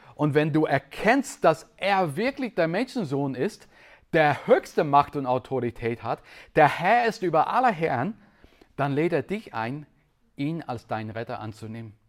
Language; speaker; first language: German; non-native, fluent; English